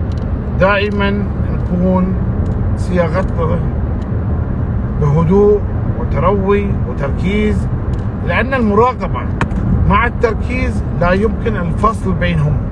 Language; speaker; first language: Arabic; native; Arabic